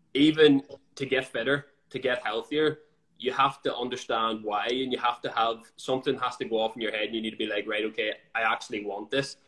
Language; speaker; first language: English; native; English